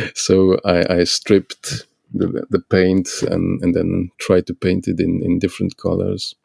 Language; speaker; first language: English; non-native, fluent; Portuguese